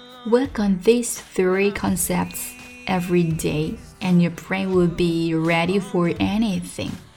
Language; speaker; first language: English; non-native, fluent; Chinese